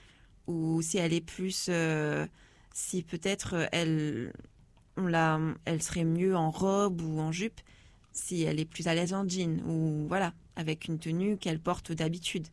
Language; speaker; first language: French; native; French